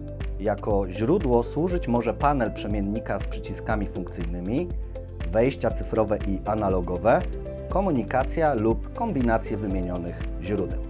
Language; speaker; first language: Polish; native; Polish